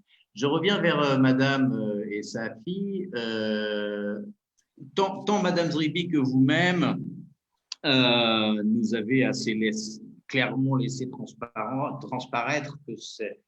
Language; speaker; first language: French; native; French